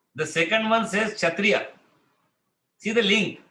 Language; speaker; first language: English; non-native, local second language; Marathi